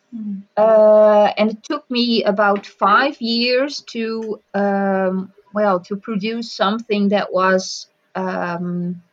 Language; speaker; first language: English; non-native, fluent; Dutch